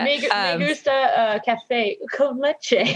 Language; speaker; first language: Spanish; non-native, learner; English